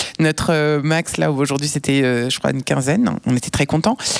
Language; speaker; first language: French; native; French